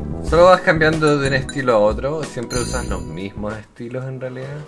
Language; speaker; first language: Spanish; native; Spanish